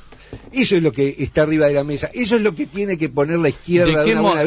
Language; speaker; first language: Spanish; native; Spanish